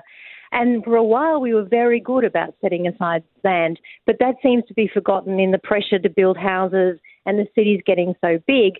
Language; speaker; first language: English; native; English